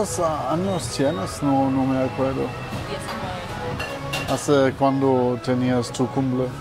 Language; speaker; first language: Spanish; non-native, learner; English